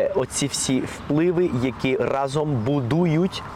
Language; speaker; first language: Ukrainian; non-native, fluent; Spanish